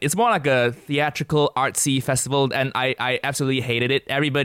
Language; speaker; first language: English; non-native, local second language; Cantonese